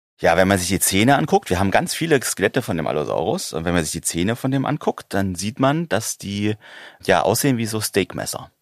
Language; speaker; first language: German; native; German